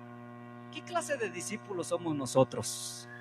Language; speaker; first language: Spanish; native; Spanish